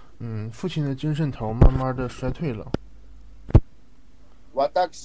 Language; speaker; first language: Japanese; non-native, learner; Chinese